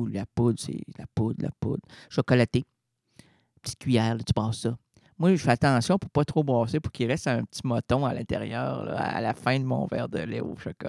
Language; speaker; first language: French; native; French